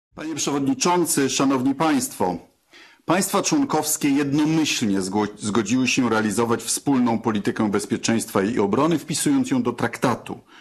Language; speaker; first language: Polish; native; Polish